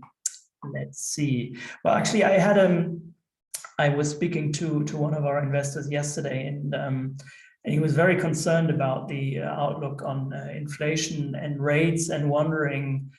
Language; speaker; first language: English; non-native, fluent; German